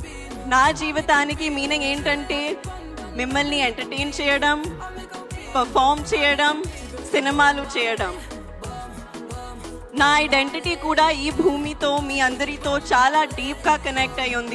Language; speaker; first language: Telugu; non-native, learner; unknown